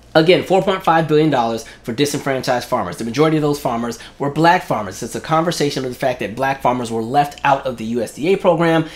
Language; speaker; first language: English; native; English